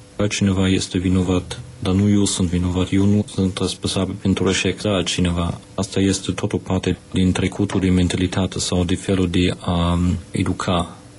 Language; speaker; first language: Romanian; non-native, fluent; German